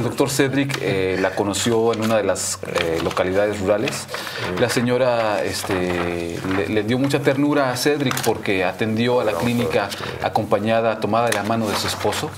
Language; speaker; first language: Spanish; native; Spanish